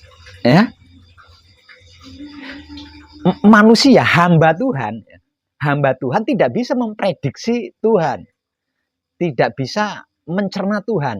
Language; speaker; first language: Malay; non-native, local second language; Javanese